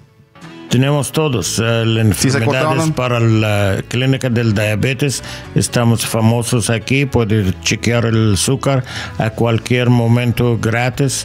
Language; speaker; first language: Spanish; non-native, learner; English